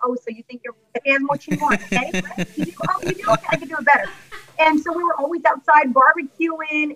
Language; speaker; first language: English; native; English